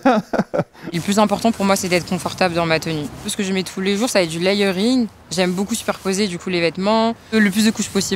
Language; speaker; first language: French; native; French